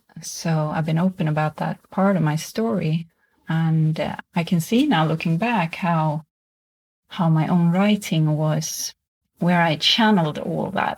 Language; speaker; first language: English; non-native, fluent; Swedish